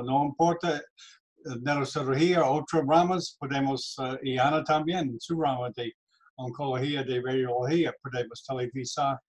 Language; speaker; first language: Spanish; non-native, learner; English